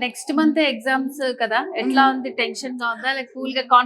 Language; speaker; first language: Telugu; native; Telugu